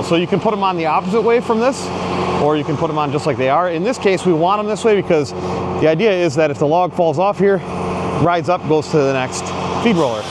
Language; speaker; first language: English; native; English